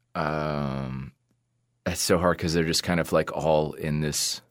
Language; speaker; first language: English; native; English